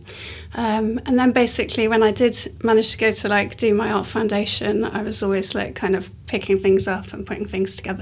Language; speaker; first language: English; native; English